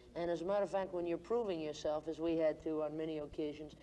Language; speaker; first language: English; native; English